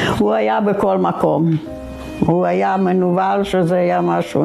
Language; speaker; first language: Hebrew; non-native, fluent; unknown